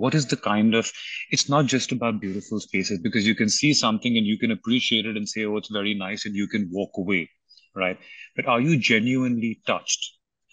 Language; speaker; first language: English; non-native, local second language; Hindi